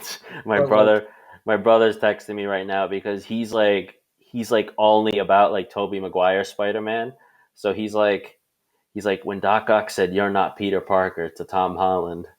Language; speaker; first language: English; native; English